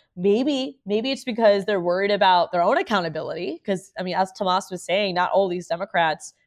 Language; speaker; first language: English; native; English